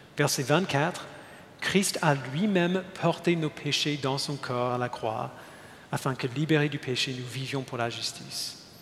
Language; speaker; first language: French; non-native, fluent; English